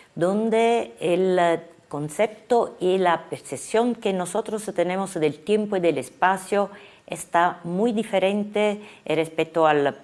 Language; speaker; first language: Spanish; non-native, fluent; Italian